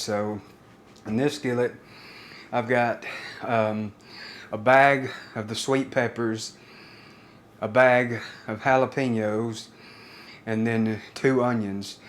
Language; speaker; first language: English; native; English